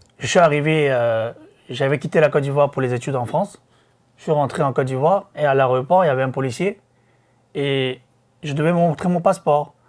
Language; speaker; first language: French; non-native, local second language; Korean